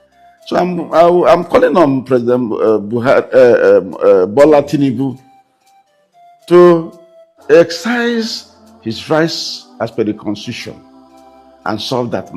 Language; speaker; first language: English; non-native, local second language; Igbo